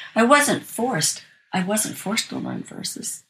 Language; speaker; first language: English; native; English